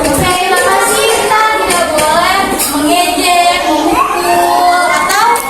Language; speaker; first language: Indonesian; native; Indonesian